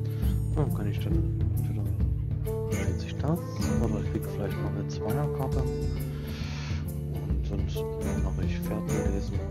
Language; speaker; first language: German; native; German